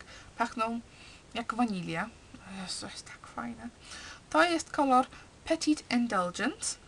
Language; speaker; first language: Polish; early bilingual, heritage; Polish